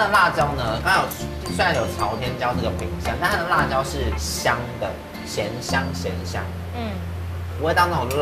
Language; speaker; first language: Chinese; native; Chinese